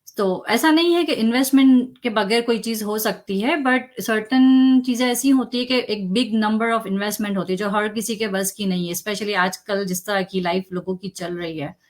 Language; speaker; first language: Urdu; native; Urdu